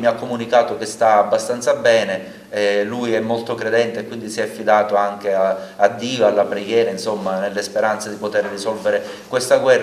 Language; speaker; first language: Italian; native; Italian